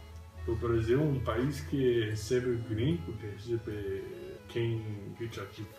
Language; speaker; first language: Portuguese; non-native, fluent; English